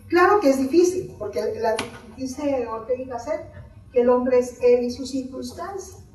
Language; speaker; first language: Spanish; native; Spanish